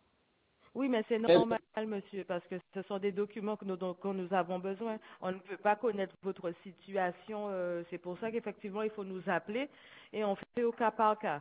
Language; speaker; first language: French; native; French